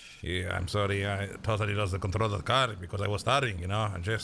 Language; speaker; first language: English; non-native, fluent; French